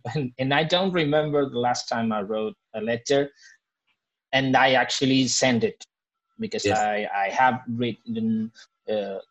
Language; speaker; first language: English; non-native, fluent; Spanish